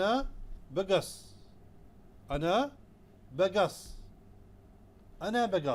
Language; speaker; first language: Arabic; non-native, fluent; Urdu